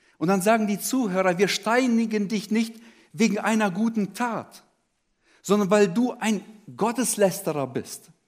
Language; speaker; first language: German; early bilingual, other home language; Russian